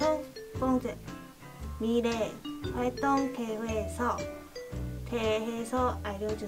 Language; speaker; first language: Korean; non-native, learner; Chinese